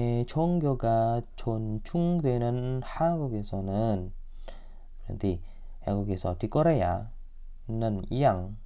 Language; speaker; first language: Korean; non-native, fluent; Indonesian